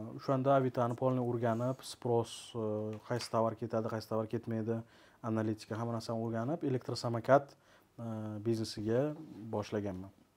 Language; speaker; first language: Uzbek; early bilingual, heritage; Uzbek